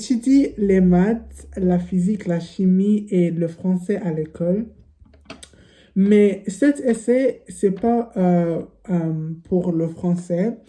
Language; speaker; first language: French; non-native, learner; English